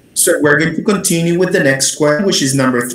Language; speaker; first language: English; non-native, fluent; Spanish